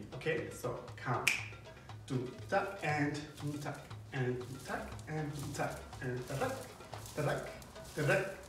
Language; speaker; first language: English; non-native, fluent; German